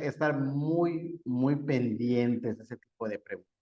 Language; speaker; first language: Spanish; native; Spanish